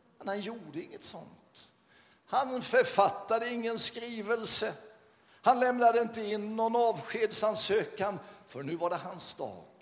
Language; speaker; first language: Swedish; native; Swedish